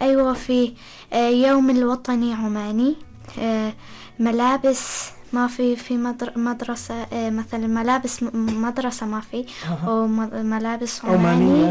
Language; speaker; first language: Arabic; non-native, learner; Persian